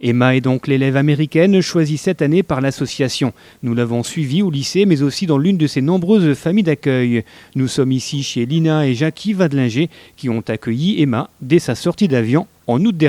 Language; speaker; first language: French; native; French